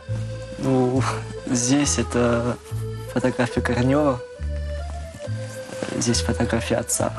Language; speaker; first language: Russian; early bilingual, heritage; Russian